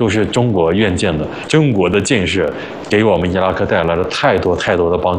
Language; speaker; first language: Chinese; early bilingual, other home language; Arabic